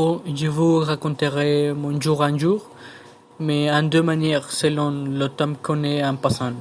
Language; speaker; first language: French; non-native, learner; Spanish